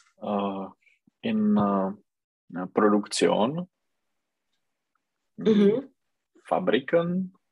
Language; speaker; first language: German; non-native, learner; Czech